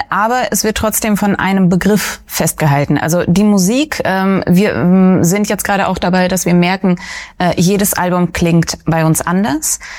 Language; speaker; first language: German; early bilingual, other home language; Russian